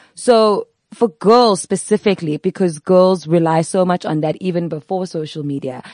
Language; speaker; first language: English; non-native, local second language; Zulu